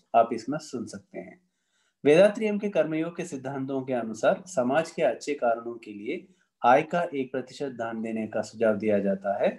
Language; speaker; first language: Hindi; non-native, local second language; Tamil